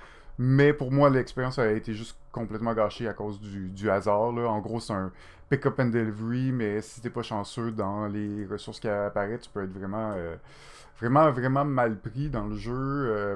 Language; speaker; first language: French; native; French